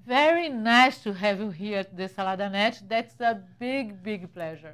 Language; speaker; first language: English; non-native, learner; Portuguese